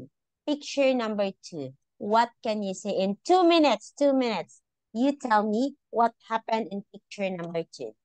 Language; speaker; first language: English; non-native, local second language; Filipino